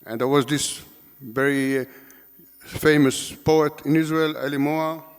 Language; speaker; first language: English; non-native, fluent; Hebrew